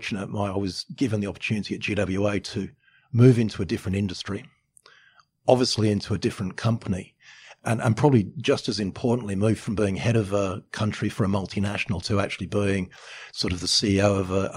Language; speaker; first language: English; native; English